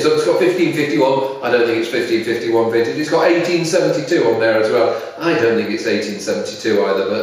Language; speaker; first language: English; native; English